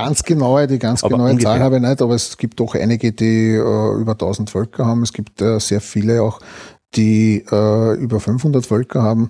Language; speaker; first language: German; native; German